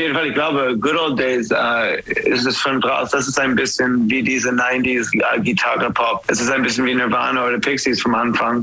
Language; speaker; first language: German; non-native, learner; English